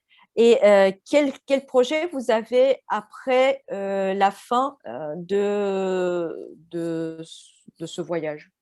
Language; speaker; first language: French; non-native, fluent; Russian